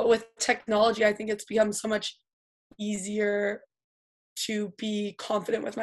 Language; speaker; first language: English; native; English